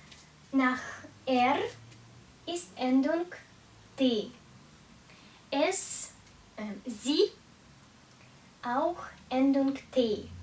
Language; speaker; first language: German; non-native, fluent; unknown